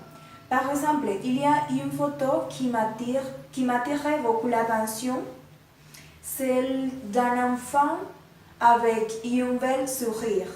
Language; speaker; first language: French; non-native, learner; Spanish